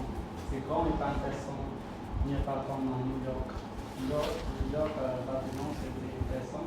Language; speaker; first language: French; non-native, learner; Khmer